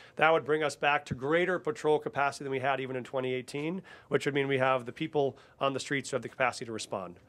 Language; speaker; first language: English; native; English